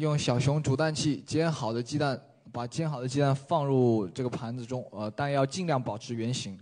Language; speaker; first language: Chinese; native; Chinese